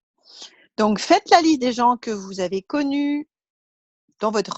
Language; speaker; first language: French; native; French